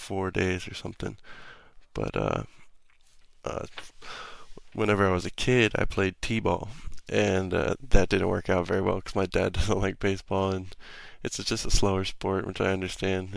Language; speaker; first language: English; native; English